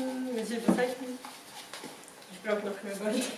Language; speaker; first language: German; non-native, fluent; Romanian